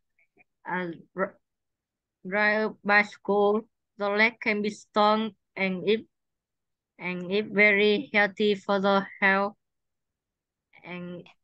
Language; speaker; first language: English; non-native, learner; Vietnamese